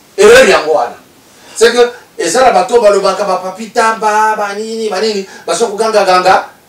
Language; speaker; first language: Lingala; native; Lingala